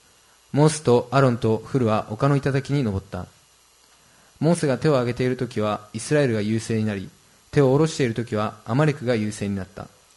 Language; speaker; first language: Japanese; native; Japanese